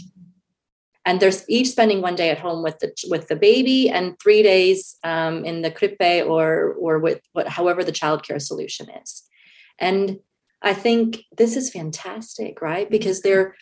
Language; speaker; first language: English; native; English